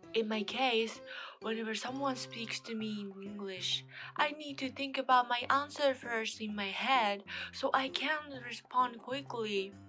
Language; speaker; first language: English; non-native, learner; Japanese